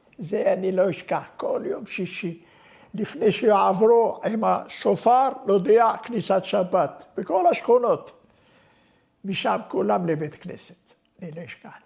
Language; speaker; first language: Hebrew; non-native, fluent; Arabic